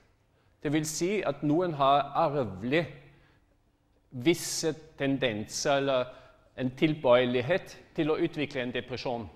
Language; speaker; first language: Norwegian; non-native, fluent; German